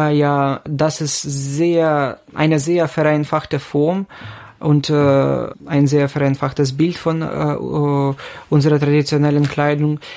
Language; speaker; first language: German; non-native, fluent; Ukrainian